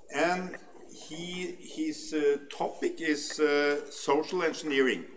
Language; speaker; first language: English; non-native, fluent; Norwegian